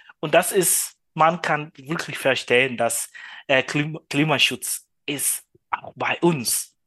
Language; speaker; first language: German; non-native, learner; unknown